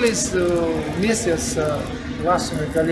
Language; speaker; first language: Russian; non-native, fluent; Khmer